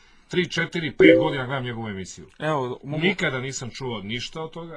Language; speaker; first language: Serbian; native; Serbian